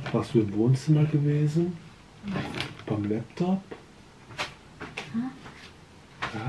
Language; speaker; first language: German; native; German